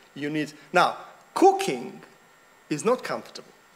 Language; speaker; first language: English; non-native, fluent; Macedonian